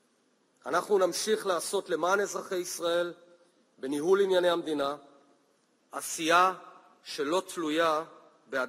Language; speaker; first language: Hebrew; native; Hebrew